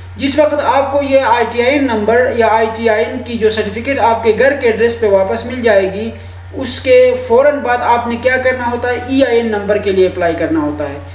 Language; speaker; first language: Urdu; non-native, local second language; Shina